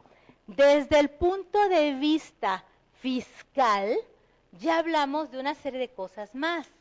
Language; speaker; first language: Spanish; native; Spanish